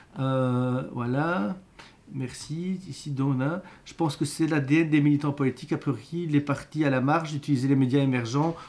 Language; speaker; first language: French; native; French